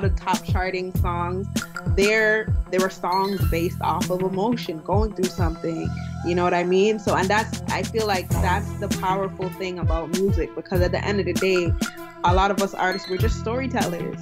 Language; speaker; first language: English; native; English